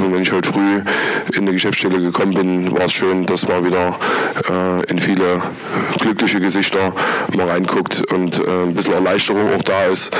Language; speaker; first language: German; native; German